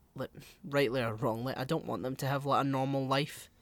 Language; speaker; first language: English; native; English